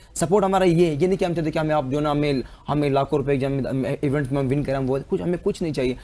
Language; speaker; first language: Urdu; non-native, local second language; Pashto